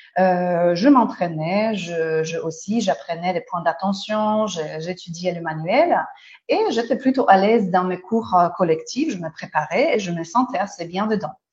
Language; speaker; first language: French; non-native, fluent; Polish